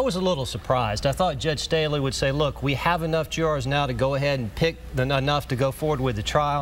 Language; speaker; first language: English; native; English